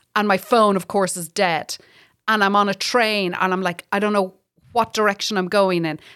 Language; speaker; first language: English; native; English